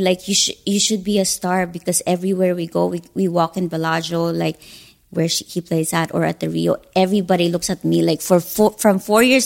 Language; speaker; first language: English; non-native, local second language; Filipino